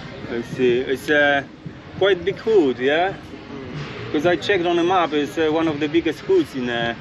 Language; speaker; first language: English; non-native, learner; Polish